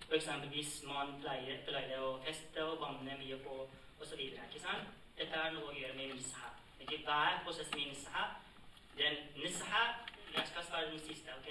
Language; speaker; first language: Norwegian; non-native, fluent; Tigrinya